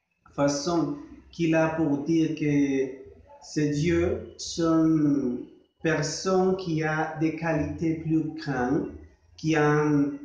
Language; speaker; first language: French; non-native, learner; Spanish